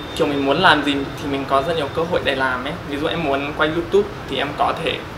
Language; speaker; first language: Vietnamese; non-native, learner; English